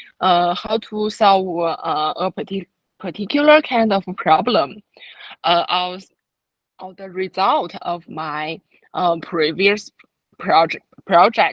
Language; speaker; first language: English; non-native, fluent; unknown